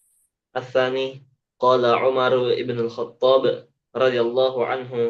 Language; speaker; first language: Arabic; non-native, learner; Indonesian